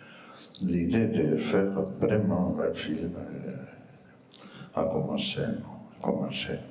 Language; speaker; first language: French; non-native, fluent; Spanish